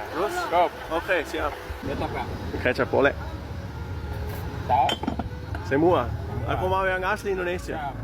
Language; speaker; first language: Indonesian; non-native, fluent; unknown